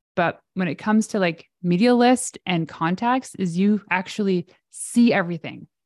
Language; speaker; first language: English; native; English